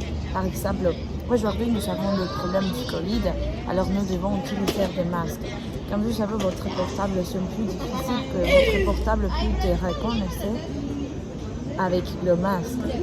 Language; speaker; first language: French; non-native, learner; Spanish